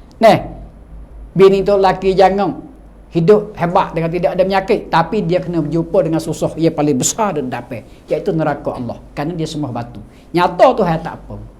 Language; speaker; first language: Malay; native; Malay